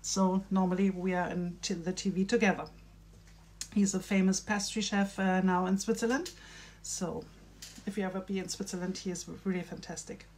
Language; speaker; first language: English; non-native, fluent; German